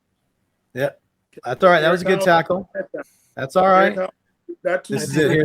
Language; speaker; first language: English; native; English